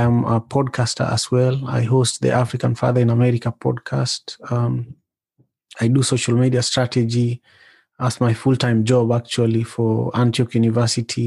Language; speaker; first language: English; non-native, local second language; Luo (Kenya and Tanzania)